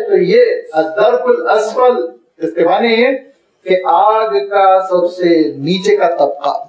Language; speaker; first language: Urdu; native; Urdu